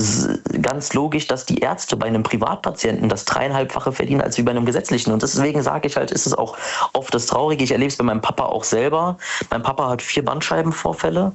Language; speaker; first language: German; native; German